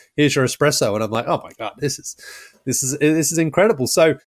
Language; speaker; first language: English; native; English